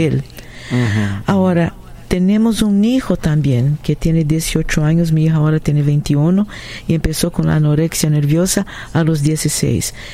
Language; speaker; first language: Spanish; non-native, fluent; Portuguese